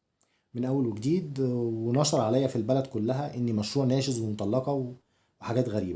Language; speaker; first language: Arabic; native; Arabic